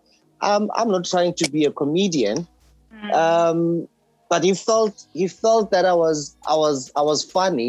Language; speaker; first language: English; non-native, local second language; Xhosa